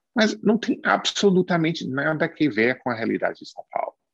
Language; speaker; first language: Portuguese; non-native, fluent; English